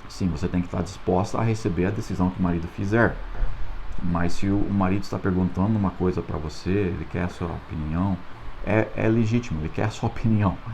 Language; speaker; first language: Portuguese; non-native, fluent; English